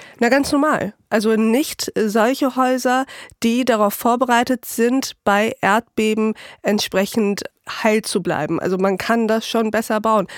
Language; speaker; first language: German; early bilingual, other home language; Turkish